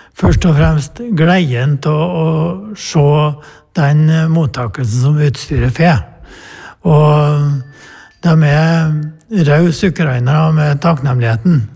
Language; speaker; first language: Norwegian; native; Norwegian